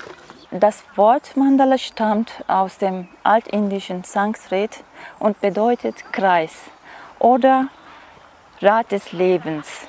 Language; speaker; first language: German; non-native, learner; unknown